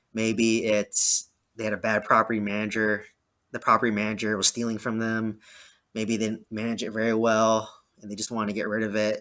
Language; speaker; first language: English; native; English